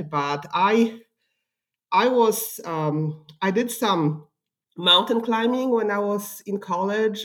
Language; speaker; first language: English; non-native, fluent; Polish